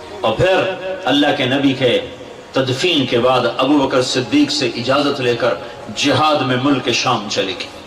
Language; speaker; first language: Urdu; non-native, local second language; Punjabi